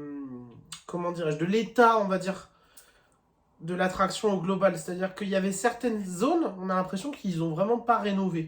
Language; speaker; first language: French; native; French